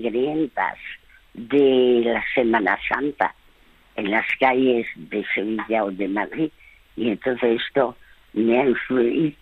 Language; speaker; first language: Spanish; early bilingual, other home language; French